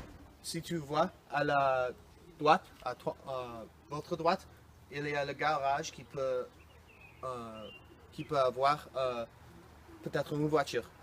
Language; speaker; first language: French; non-native, learner; English